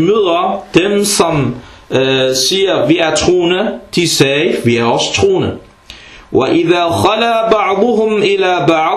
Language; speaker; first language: Danish; early bilingual, other home language; Arabic